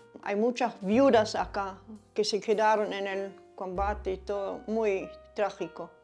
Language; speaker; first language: Spanish; early bilingual, other home language; German